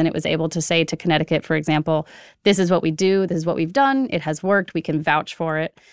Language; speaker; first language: English; native; English